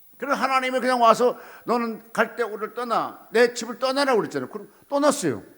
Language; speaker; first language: Korean; native; Korean